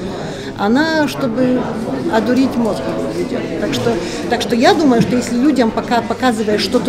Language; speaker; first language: Russian; non-native, fluent; Polish